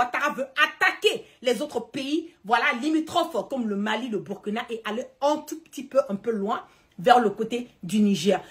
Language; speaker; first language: French; early bilingual, heritage; French